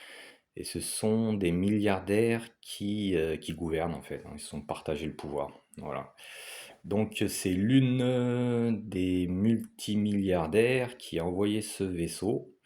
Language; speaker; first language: French; native; French